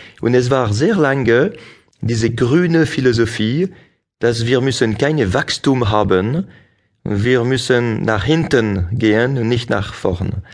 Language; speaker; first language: German; non-native, local second language; French